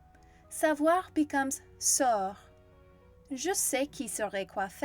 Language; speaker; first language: French; non-native, fluent; English